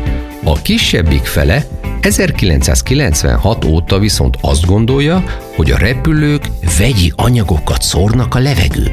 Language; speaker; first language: Hungarian; native; Hungarian